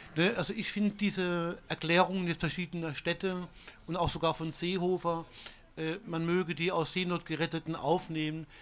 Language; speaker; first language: German; non-native, fluent; Italian